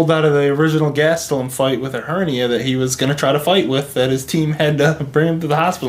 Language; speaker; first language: English; native; English